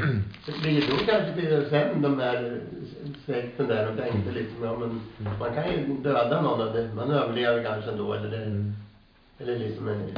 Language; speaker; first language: Swedish; native; Swedish